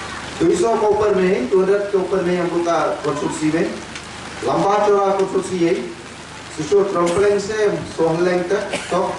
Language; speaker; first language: Hindi; non-native, local second language; Khasi